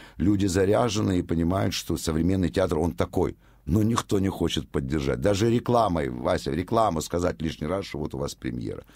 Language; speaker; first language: Russian; native; Russian